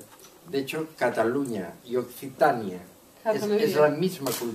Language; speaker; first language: Spanish; non-native, local second language; Catalan